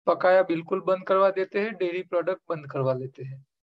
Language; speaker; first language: Hindi; non-native, local second language; Gujarati